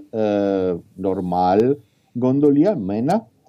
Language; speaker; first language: German; non-native, learner; Italian